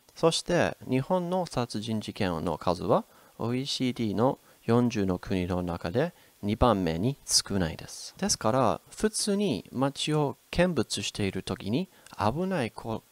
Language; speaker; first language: Japanese; non-native, fluent; English